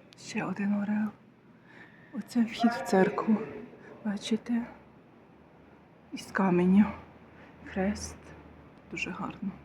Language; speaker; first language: Ukrainian; native; Ukrainian